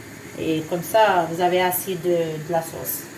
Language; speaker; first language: French; non-native, fluent; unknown